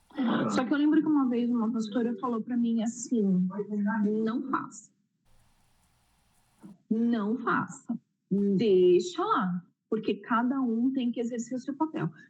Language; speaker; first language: Portuguese; native; Portuguese